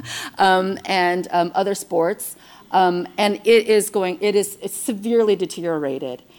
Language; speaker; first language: English; non-native, fluent; Chinese